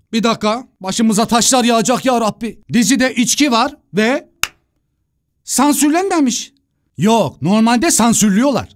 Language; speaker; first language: Turkish; native; Turkish